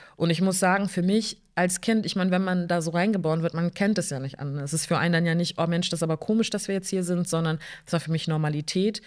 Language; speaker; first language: German; early bilingual, other home language; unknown